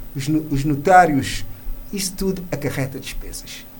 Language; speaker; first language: Portuguese; non-native, local second language; Kabuverdianu